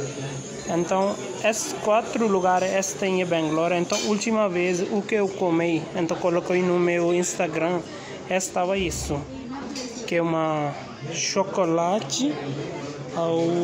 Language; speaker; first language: Portuguese; non-native, learner; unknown